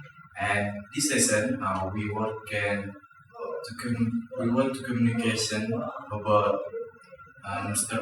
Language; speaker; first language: English; non-native, learner; Indonesian